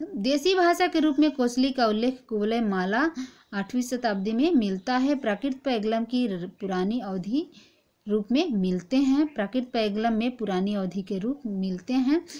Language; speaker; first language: Hindi; native; Hindi